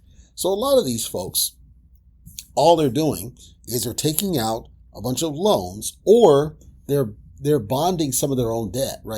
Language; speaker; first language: English; native; English